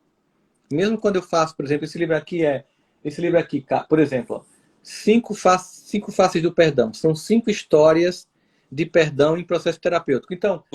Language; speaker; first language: Portuguese; native; Portuguese